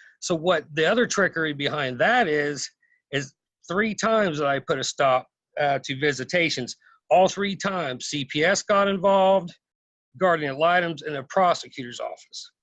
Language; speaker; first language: English; native; English